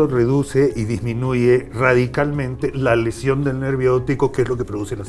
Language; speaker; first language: Spanish; native; Spanish